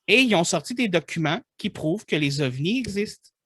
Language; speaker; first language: French; native; French